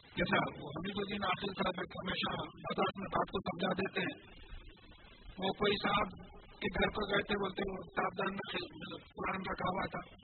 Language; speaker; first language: Urdu; native; Urdu